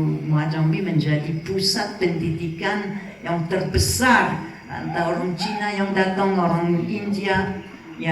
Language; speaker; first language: Indonesian; non-native, fluent; French